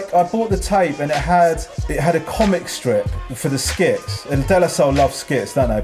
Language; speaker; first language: English; native; English